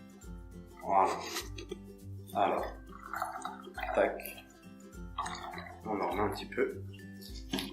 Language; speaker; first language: French; native; French